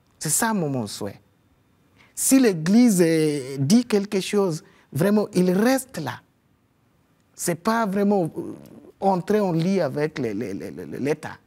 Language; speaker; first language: French; non-native, fluent; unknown